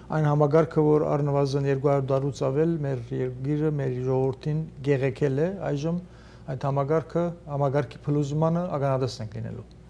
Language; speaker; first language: Armenian; early bilingual, heritage; Armenian